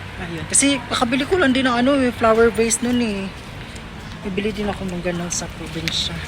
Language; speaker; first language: Filipino; native; Filipino